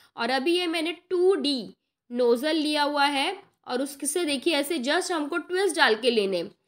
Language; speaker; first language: Hindi; non-native, local second language; Marathi